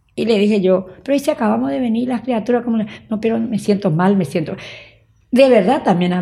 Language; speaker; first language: Spanish; native; Spanish